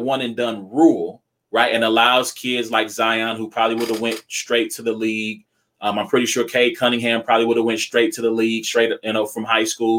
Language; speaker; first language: English; native; English